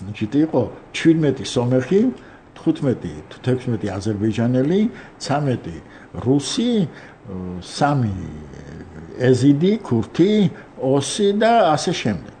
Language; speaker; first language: Georgian; non-native, local second language; Armenian